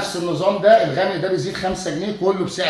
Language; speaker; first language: Arabic; native; Arabic